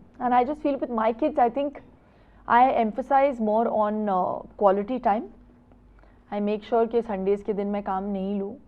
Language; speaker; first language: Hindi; non-native, local second language; Tulu